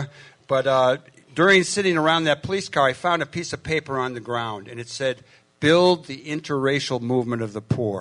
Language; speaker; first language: English; native; English